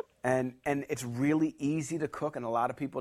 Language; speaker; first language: English; native; English